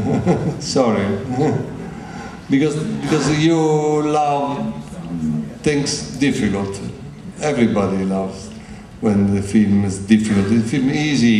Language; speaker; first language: English; non-native, learner; Italian